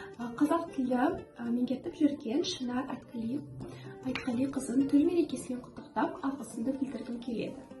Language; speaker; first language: Kazakh; non-native, local second language; Russian